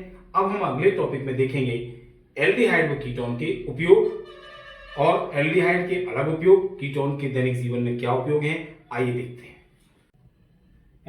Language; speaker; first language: Hindi; native; Hindi